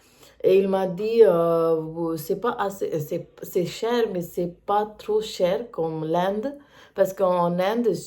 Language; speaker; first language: French; non-native, learner; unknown